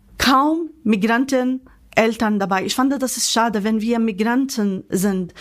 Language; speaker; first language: German; non-native, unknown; Arabic